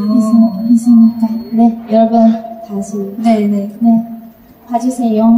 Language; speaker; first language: Korean; non-native, learner; Japanese